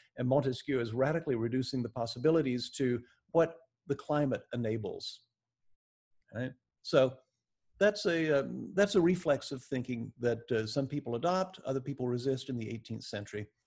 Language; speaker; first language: English; native; English